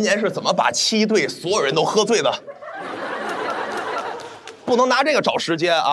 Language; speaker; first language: Chinese; native; Chinese